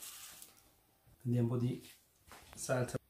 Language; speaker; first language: Italian; non-native, learner; Sinhala